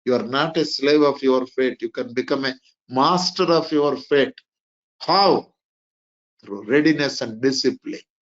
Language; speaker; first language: English; non-native, local second language; Telugu